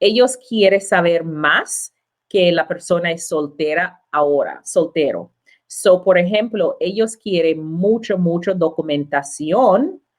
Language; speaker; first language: Spanish; non-native, learner; English